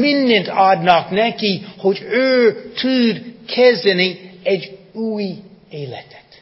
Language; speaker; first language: Hungarian; non-native, fluent; English